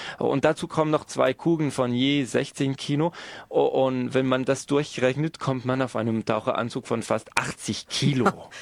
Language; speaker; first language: German; non-native, local second language; French